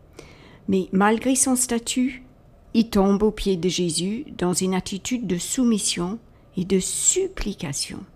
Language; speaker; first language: French; native; French